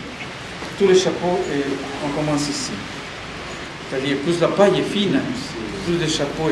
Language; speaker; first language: French; non-native, fluent; Spanish